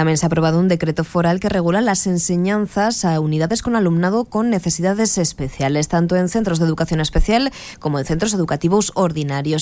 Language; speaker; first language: Spanish; native; Spanish